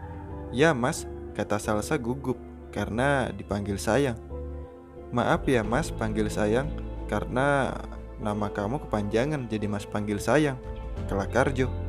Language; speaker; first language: Indonesian; native; Indonesian